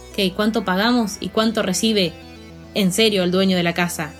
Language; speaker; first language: Spanish; native; Spanish